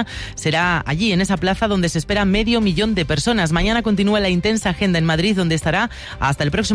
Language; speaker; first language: Spanish; native; Spanish